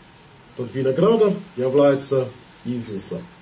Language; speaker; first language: Russian; non-native, fluent; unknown